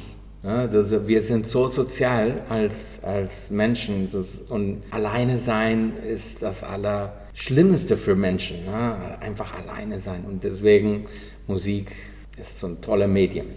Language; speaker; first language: German; non-native, fluent; Spanish